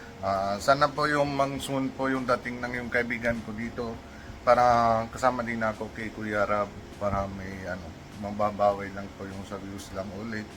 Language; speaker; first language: Filipino; non-native, local second language; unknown